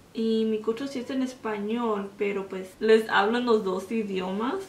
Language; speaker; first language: Spanish; early bilingual, heritage; Spanish